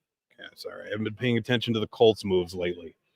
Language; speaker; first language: English; native; English